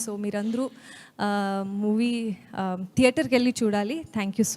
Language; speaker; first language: Telugu; non-native, learner; Kannada